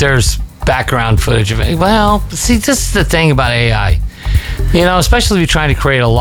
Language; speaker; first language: English; native; English